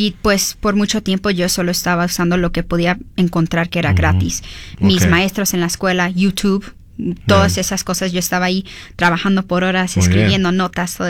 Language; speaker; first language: Spanish; early bilingual, heritage; Spanish